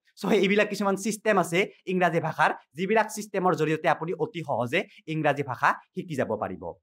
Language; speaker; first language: Assamese; native; Assamese